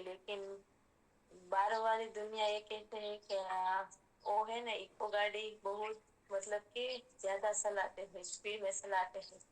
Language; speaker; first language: Hindi; native; Hindi